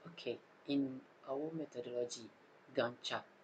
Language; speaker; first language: English; non-native, local second language; Malay